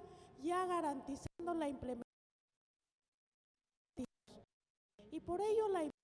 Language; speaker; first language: Spanish; native; Spanish